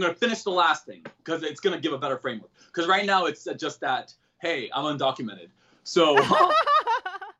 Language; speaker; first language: English; early bilingual, other home language; Korean